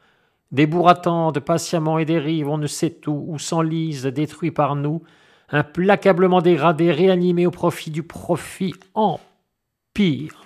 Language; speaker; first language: French; native; French